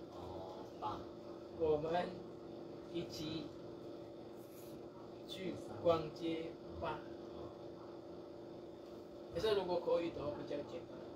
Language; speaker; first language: Chinese; non-native, learner; Indonesian